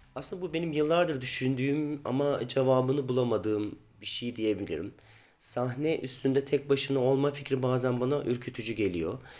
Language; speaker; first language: Turkish; native; Turkish